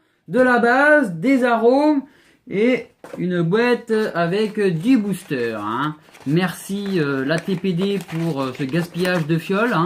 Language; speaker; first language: French; native; French